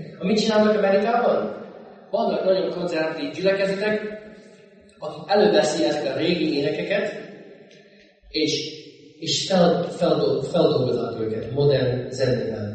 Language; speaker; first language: Hungarian; non-native, fluent; English